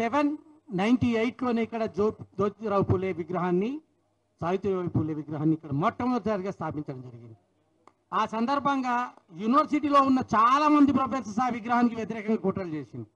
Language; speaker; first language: Telugu; native; Telugu